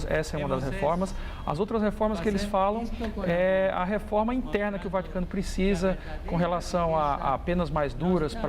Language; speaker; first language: Portuguese; native; Portuguese